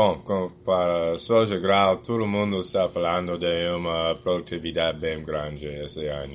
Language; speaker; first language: Portuguese; non-native, fluent; English